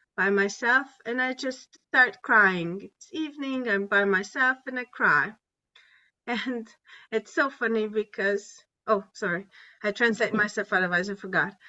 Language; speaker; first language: English; non-native, fluent; Hungarian